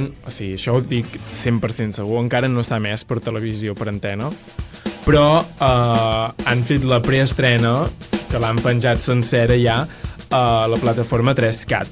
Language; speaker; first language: Catalan; native; Catalan